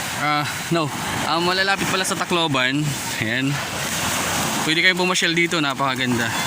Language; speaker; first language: Filipino; native; Filipino